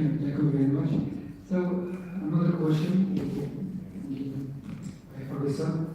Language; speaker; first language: English; non-native, fluent; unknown